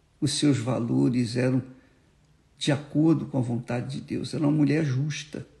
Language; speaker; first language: Portuguese; native; Portuguese